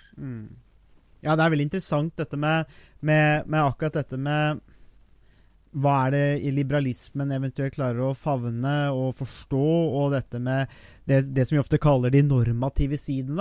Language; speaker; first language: Norwegian; native; Norwegian